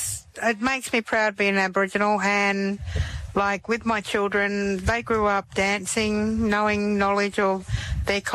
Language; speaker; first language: English; native; English